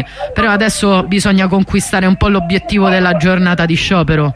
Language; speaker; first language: Italian; native; Italian